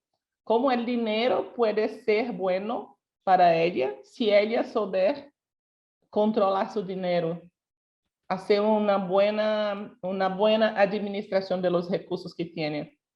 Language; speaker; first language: Spanish; non-native, local second language; Portuguese